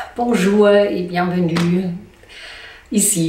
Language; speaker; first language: French; non-native, learner; German